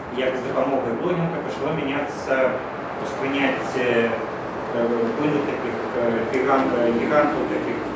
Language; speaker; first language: Belarusian; non-native, local second language; Russian